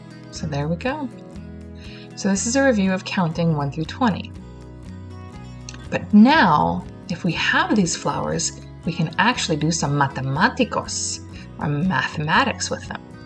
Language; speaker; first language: English; native; English